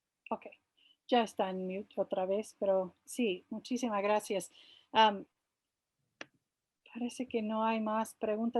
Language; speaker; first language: Spanish; non-native, fluent; English